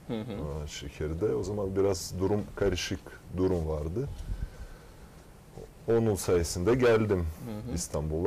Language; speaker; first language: Turkish; non-native, fluent; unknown